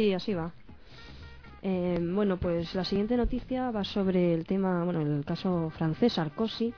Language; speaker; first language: Spanish; native; Spanish